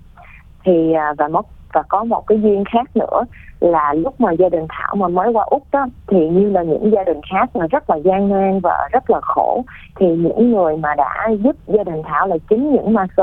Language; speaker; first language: Vietnamese; early bilingual, heritage; Vietnamese